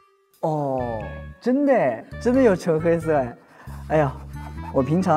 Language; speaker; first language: Chinese; native; Chinese